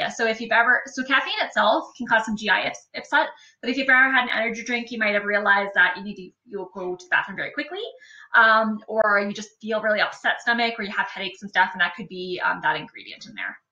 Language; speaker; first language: English; native; English